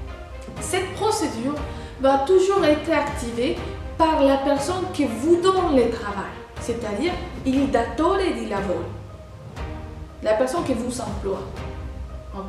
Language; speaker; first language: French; non-native, fluent; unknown